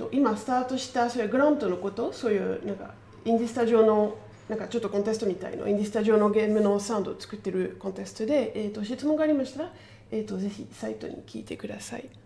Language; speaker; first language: Japanese; non-native, fluent; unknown